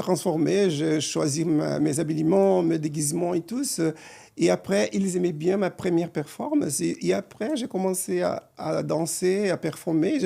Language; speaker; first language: French; non-native, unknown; Portuguese